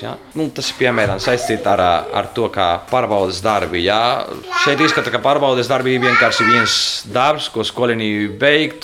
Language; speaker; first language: Latvian; non-native, fluent; Spanish